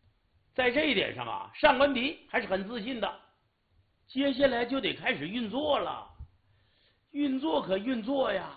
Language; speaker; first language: Chinese; native; Chinese